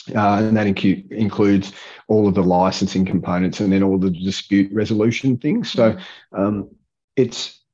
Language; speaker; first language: English; native; English